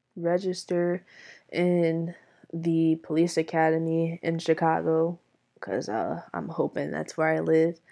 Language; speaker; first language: English; native; English